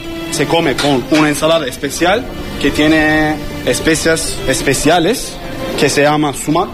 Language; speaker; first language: Spanish; non-native, learner; Turkish